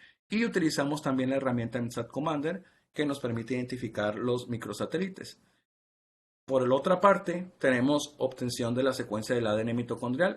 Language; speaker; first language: Spanish; native; Spanish